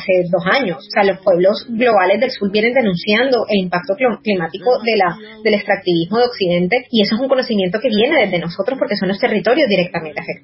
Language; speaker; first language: Spanish; native; Spanish